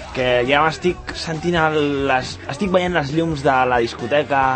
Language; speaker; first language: Catalan; native; Catalan